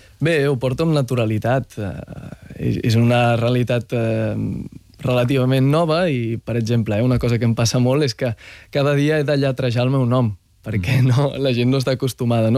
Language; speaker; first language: Catalan; early bilingual, other home language; Arabic